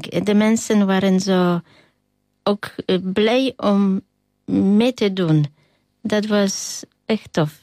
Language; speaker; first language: Dutch; non-native, learner; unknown